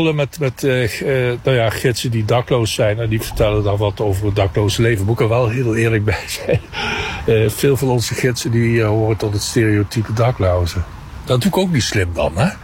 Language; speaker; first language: Dutch; native; Dutch